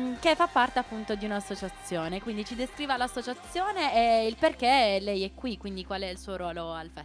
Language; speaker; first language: Italian; native; Italian